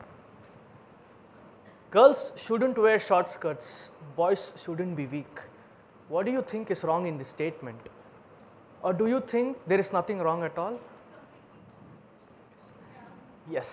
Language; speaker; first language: English; non-native, local second language; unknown